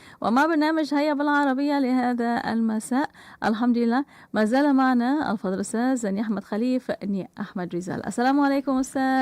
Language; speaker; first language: Arabic; non-native, fluent; Malay